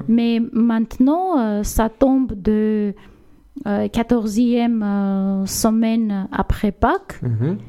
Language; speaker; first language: French; non-native, learner; Armenian